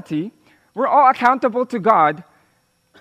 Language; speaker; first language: English; non-native, local second language; Filipino